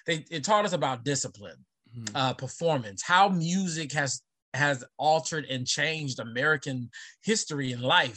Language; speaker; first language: English; native; English